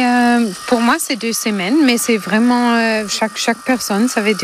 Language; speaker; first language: French; non-native, fluent; German